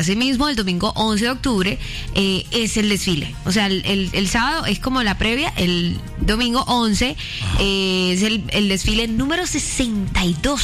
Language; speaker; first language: Spanish; native; Spanish